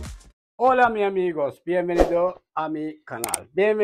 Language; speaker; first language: Spanish; non-native, learner; Turkish